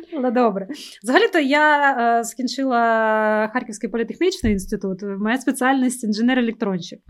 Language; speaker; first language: Ukrainian; non-native, local second language; Russian